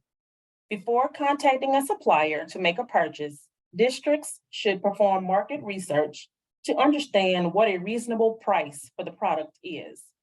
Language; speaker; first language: English; native; English